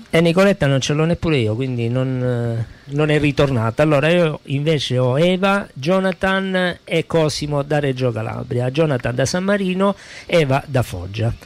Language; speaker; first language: Italian; native; Italian